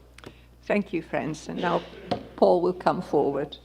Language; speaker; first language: English; native; English